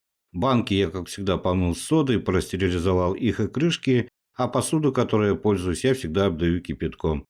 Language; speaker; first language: Russian; native; Russian